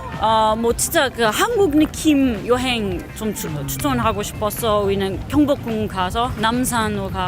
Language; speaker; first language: Korean; non-native, learner; Dutch